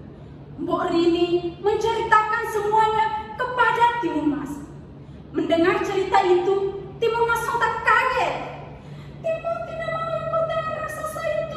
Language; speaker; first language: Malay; non-native, learner; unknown